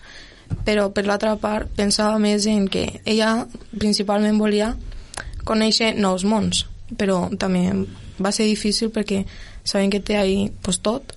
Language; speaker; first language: Catalan; early bilingual, other home language; Romanian